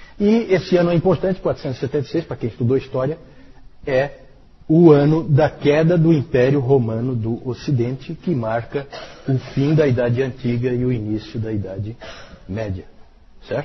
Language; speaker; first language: Portuguese; native; Portuguese